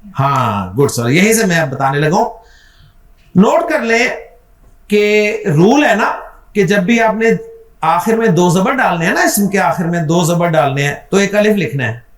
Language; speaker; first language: Urdu; native; Urdu